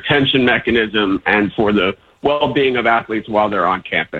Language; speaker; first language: English; native; English